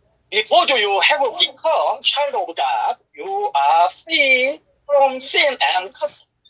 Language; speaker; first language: English; non-native, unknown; Korean